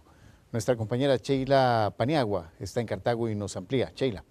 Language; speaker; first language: Spanish; native; Spanish